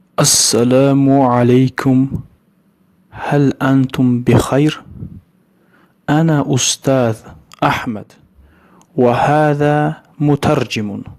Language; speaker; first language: Arabic; non-native, learner; Tajik